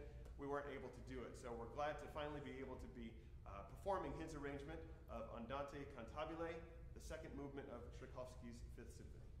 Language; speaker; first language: English; native; English